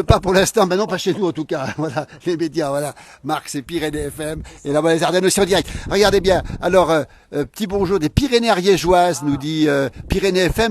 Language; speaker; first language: French; native; French